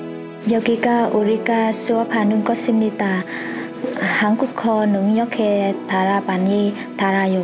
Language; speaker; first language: Korean; non-native, learner; Vietnamese